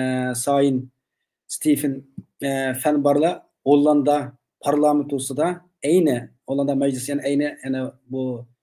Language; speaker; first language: Turkish; non-native, learner; Uyghur